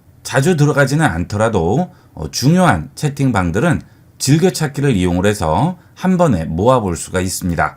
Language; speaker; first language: Korean; native; Korean